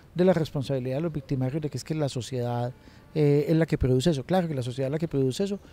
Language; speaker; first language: Spanish; native; Spanish